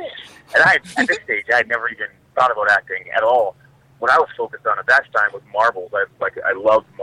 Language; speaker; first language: English; native; English